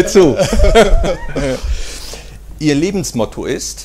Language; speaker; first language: German; native; German